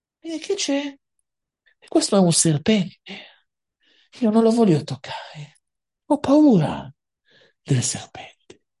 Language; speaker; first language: Italian; non-native, fluent; Hebrew